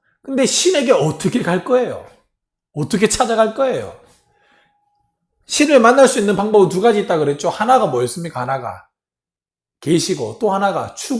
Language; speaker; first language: Korean; native; Korean